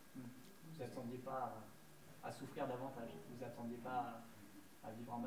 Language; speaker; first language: French; native; French